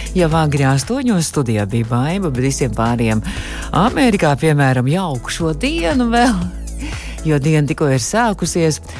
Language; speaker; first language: Latvian; native; Latvian